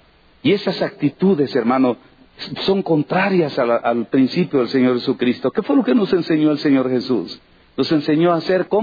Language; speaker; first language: Spanish; native; Spanish